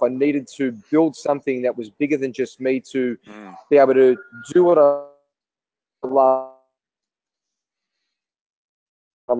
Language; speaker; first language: English; native; English